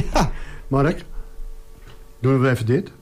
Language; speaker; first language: Dutch; native; Dutch